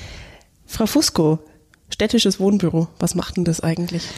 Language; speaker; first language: German; native; German